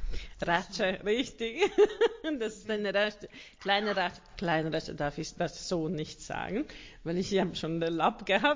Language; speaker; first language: German; non-native, learner; Hungarian